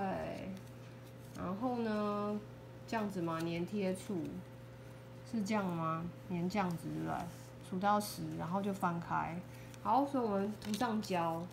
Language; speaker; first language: Chinese; native; Chinese